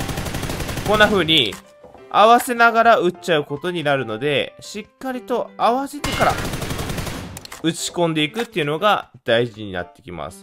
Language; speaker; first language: Japanese; native; Japanese